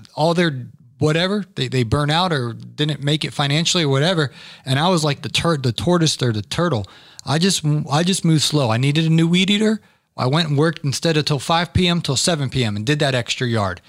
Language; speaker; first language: English; native; English